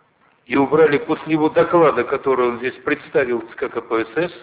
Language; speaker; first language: Russian; non-native, local second language; Ossetic